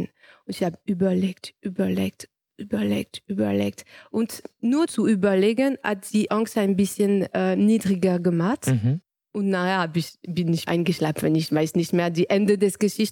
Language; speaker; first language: German; non-native, learner; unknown